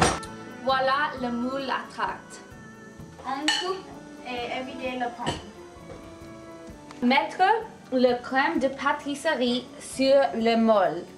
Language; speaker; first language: French; non-native, learner; English